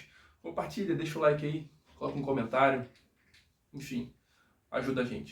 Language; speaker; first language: Portuguese; native; Portuguese